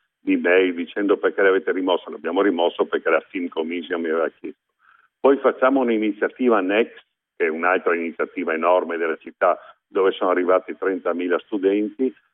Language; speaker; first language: Italian; native; Italian